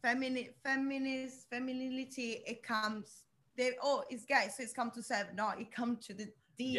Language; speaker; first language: English; non-native, learner; Italian